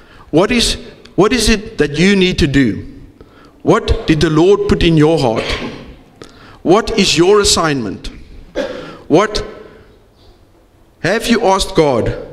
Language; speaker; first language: English; non-native, local second language; Afrikaans